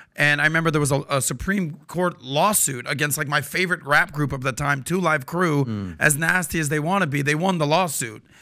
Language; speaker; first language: English; native; English